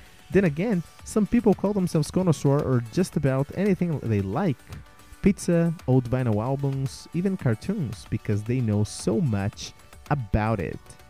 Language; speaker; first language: English; non-native, fluent; Portuguese